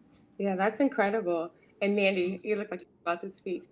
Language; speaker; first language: English; native; English